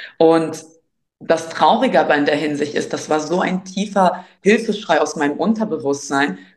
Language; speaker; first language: German; early bilingual, other home language; Albanian